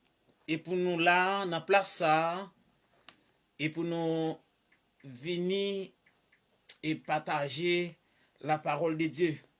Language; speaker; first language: French; non-native, learner; Haitian Creole